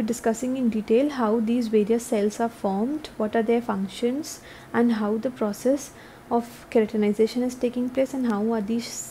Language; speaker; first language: English; non-native, local second language; Hindi